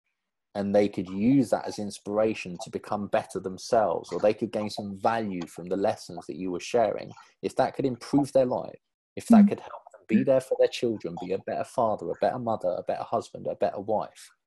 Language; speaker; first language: English; native; English